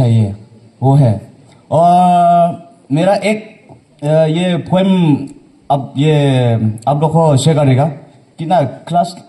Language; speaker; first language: Hindi; non-native, local second language; Garo